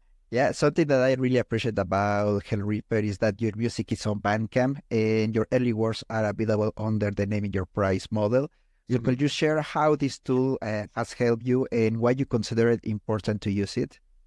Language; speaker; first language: English; non-native, fluent; Spanish